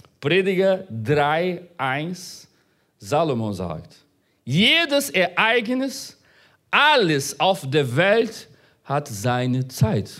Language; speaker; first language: German; non-native, fluent; Portuguese